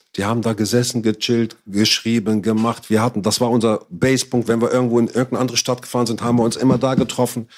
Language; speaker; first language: German; early bilingual, other home language; Arabic